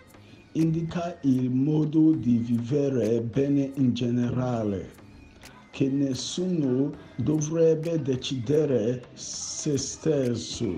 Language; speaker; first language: Italian; non-native, learner; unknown